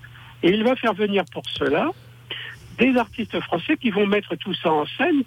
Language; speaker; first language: French; native; French